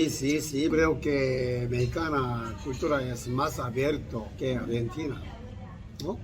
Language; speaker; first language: Spanish; non-native, learner; Korean